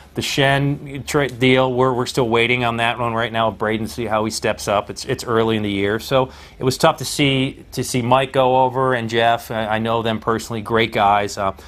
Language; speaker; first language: English; native; English